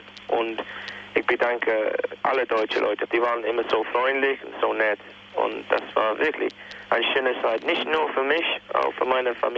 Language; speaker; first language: German; non-native, learner; English